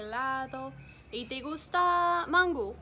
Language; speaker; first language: Spanish; non-native, learner; English